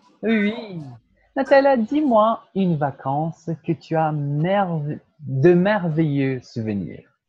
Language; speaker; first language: French; non-native, fluent; Portuguese